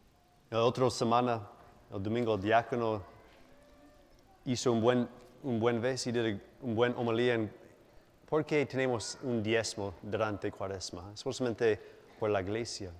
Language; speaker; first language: Spanish; non-native, fluent; English